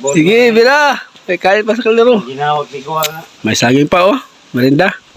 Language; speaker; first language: Filipino; non-native, local second language; Cebuano